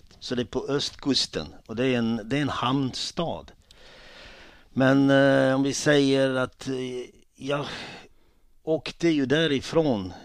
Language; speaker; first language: Swedish; early bilingual, other home language; Italian